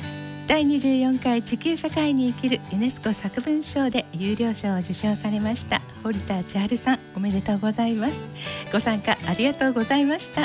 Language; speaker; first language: Japanese; native; Japanese